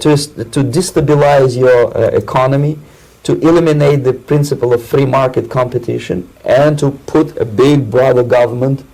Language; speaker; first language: English; non-native, fluent; Russian